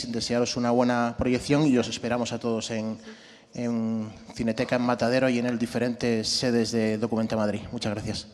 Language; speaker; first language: Spanish; native; Spanish